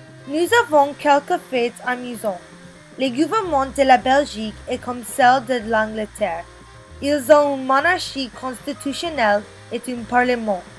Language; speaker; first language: French; non-native, learner; English